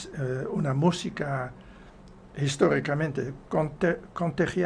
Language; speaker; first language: Spanish; non-native, fluent; Dutch